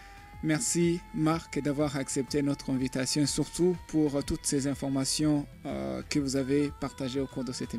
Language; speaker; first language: French; non-native, local second language; Rundi